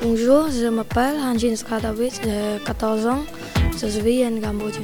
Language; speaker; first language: French; non-native, learner; Khmer